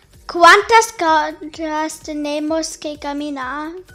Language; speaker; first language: Spanish; non-native, learner; English